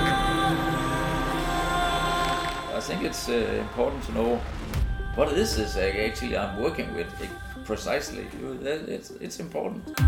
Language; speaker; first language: English; non-native, fluent; Danish